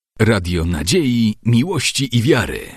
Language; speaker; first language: Polish; native; Polish